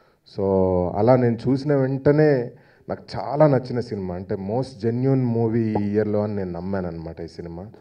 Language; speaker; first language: Telugu; native; Telugu